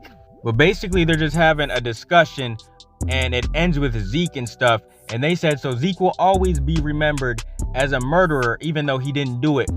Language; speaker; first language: English; native; English